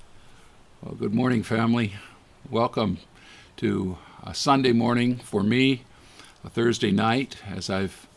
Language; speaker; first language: English; native; English